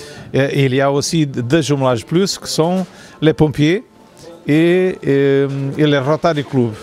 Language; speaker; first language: French; non-native, learner; Portuguese